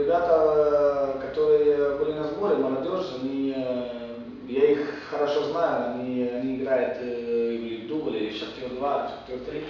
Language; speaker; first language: Russian; non-native, fluent; Romanian